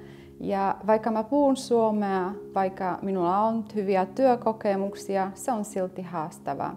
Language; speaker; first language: Finnish; non-native, local second language; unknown